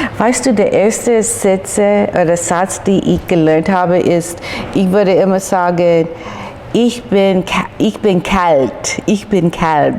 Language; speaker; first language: German; non-native, learner; English